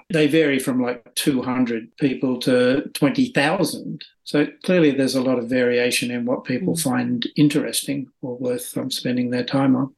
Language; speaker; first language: English; native; English